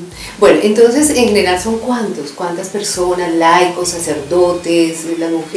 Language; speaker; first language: Spanish; native; Spanish